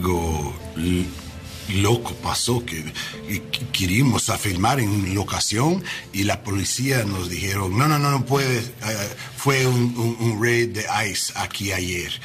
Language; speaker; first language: Spanish; non-native, learner; English